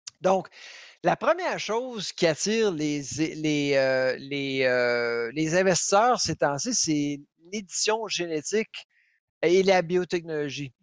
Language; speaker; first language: French; native; French